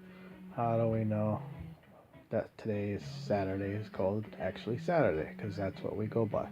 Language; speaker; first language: English; native; English